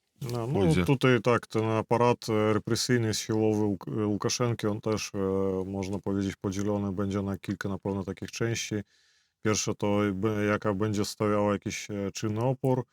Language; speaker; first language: Polish; non-native, fluent; Belarusian